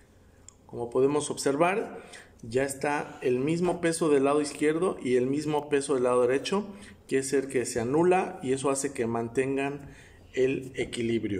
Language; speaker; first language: Spanish; native; Spanish